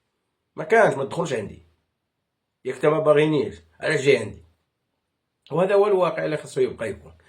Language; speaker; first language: Arabic; native; Arabic